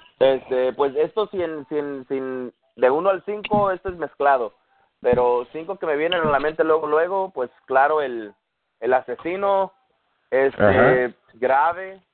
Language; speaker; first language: Spanish; early bilingual, heritage; Spanish